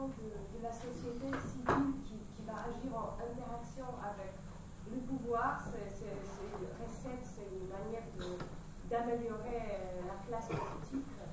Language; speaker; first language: French; non-native, fluent; Polish